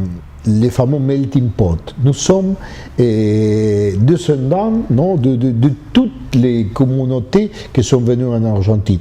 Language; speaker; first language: French; non-native, fluent; Spanish